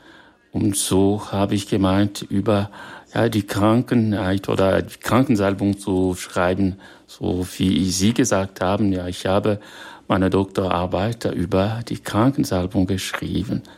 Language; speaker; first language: German; non-native, fluent; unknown